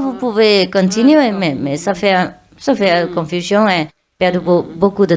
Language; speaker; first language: French; non-native, learner; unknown